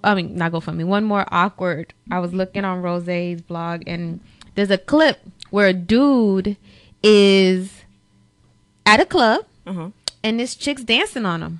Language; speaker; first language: English; early bilingual, other home language; Spanish